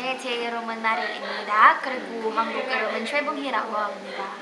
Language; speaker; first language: Korean; non-native, learner; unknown